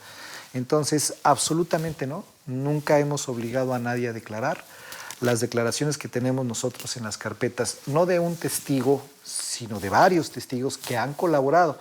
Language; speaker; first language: Spanish; native; Spanish